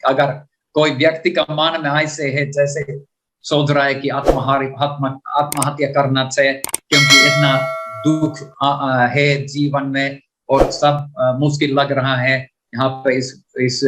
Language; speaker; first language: Hindi; non-native, learner; Finnish